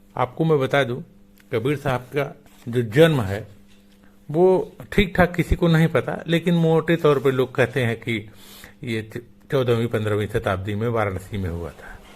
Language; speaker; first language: Hindi; native; Hindi